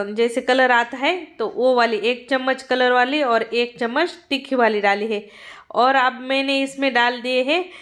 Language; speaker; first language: Hindi; non-native, local second language; Marathi